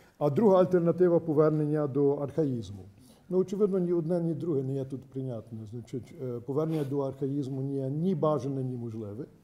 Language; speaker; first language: Ukrainian; early bilingual, heritage; Ukrainian